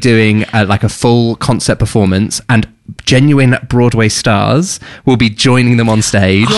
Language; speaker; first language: English; native; English